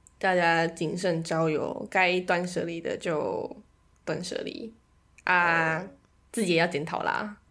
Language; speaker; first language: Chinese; native; Chinese